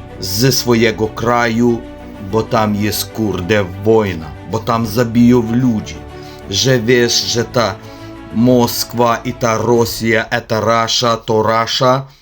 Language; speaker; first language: Polish; non-native, learner; Ukrainian